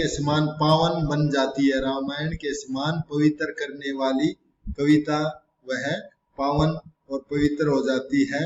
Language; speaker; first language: Hindi; native; Hindi